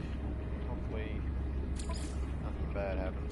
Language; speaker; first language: English; native; English